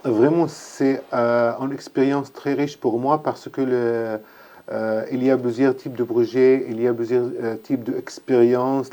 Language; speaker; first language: French; non-native, learner; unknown